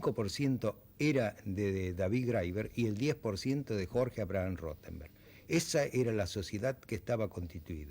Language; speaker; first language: Spanish; native; Spanish